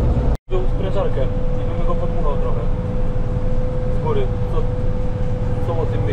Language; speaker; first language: Polish; native; Polish